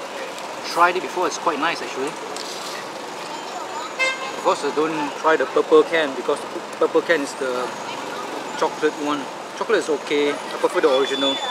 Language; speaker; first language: English; non-native, local second language; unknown